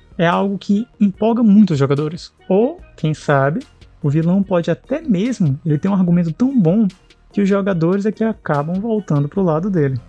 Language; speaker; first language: Portuguese; native; Portuguese